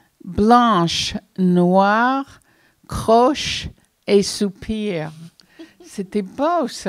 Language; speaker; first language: French; non-native, fluent; English